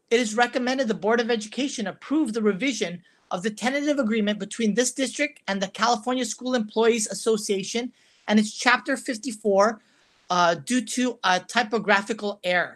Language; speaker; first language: English; native; English